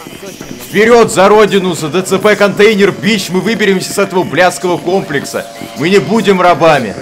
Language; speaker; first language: Russian; native; Russian